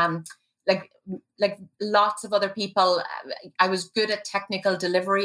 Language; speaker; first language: English; native; English